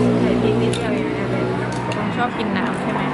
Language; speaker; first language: Thai; native; Thai